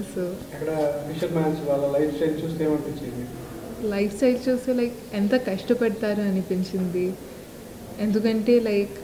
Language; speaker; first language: Telugu; non-native, local second language; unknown